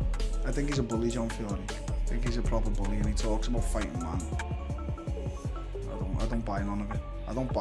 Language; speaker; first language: English; native; English